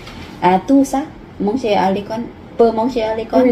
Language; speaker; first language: French; non-native, learner; Lao